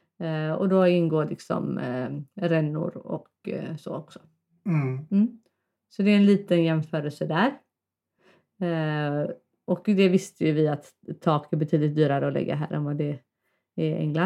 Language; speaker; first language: Swedish; native; Swedish